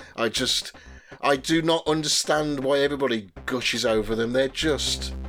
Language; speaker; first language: English; native; English